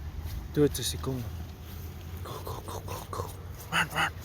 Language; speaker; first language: English; native; English